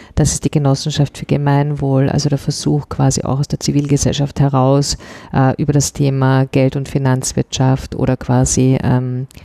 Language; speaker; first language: German; native; German